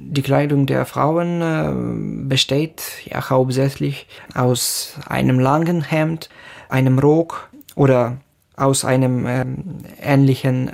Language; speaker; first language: German; non-native, fluent; Ukrainian